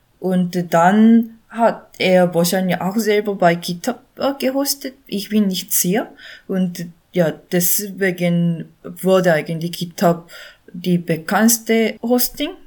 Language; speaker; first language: German; non-native, learner; Korean